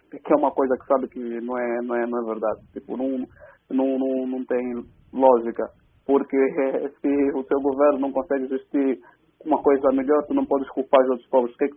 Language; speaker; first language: Portuguese; native; Portuguese